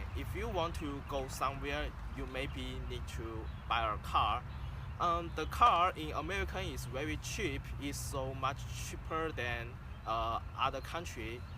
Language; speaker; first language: English; non-native, learner; Chinese